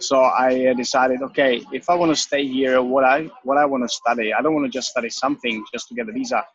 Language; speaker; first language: English; non-native, fluent; Czech